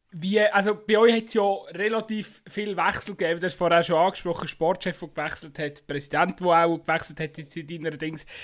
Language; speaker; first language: German; native; German